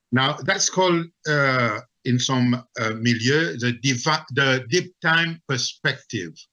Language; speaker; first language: English; non-native, fluent; Seselwa Creole French